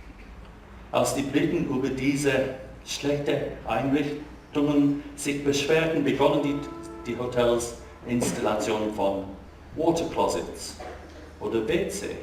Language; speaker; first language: German; non-native, fluent; English